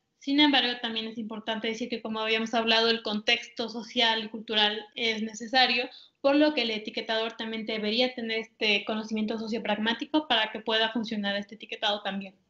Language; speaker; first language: Spanish; native; Spanish